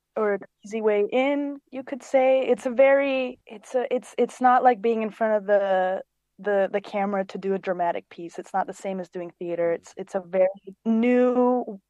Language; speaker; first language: English; early bilingual, other home language; Greek